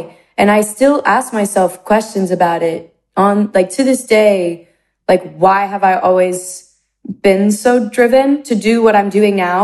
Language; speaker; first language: English; native; English